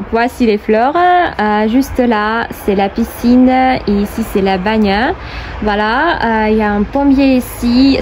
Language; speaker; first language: French; non-native, fluent; Russian